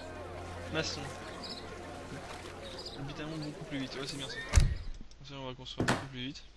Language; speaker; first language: French; native; French